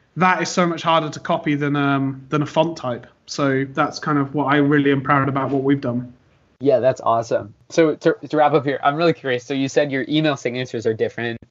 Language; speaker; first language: English; native; English